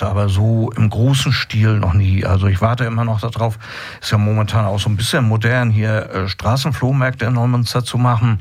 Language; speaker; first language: German; native; German